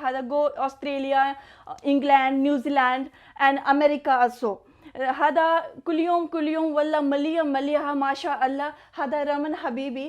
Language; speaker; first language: Arabic; non-native, learner; Punjabi